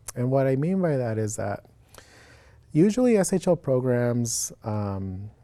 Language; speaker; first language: English; native; English